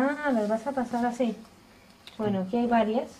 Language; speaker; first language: Spanish; non-native, fluent; French